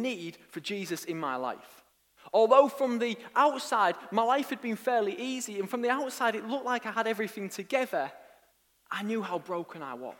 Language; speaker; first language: English; native; English